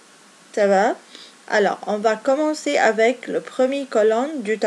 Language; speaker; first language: French; non-native, fluent; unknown